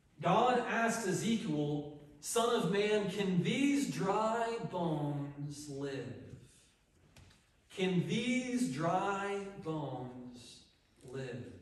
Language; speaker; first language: English; native; English